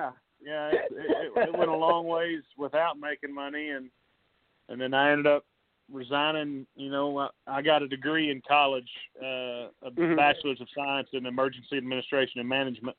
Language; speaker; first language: English; native; English